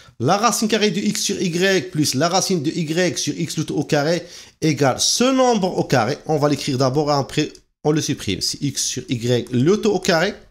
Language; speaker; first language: French; non-native, local second language; Arabic